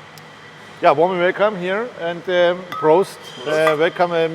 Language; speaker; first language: English; non-native, learner; German